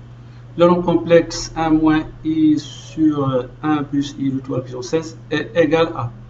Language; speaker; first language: French; non-native, local second language; Arabic